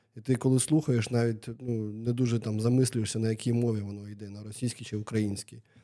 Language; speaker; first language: Ukrainian; non-native, local second language; Russian